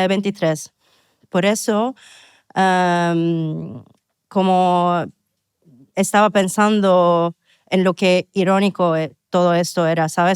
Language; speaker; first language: Spanish; non-native, fluent; Arabic